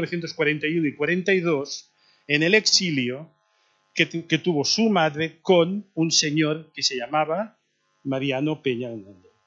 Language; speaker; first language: Spanish; non-native, local second language; Catalan